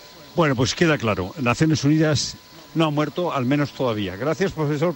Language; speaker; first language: Spanish; native; Spanish